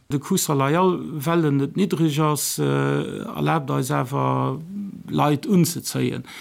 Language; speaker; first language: Luxembourgish; native; Luxembourgish